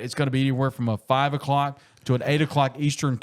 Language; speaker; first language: English; native; English